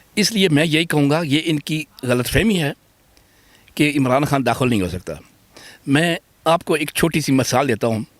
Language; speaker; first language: Urdu; native; Urdu